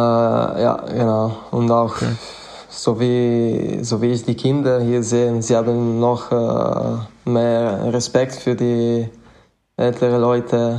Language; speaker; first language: German; non-native, fluent; Italian